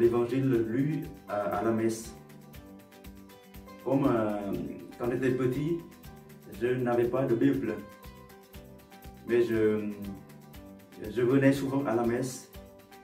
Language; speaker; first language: French; non-native, fluent; Vietnamese